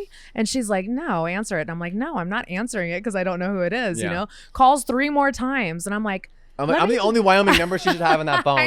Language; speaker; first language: English; native; English